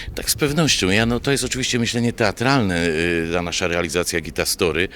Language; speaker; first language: Polish; non-native, local second language; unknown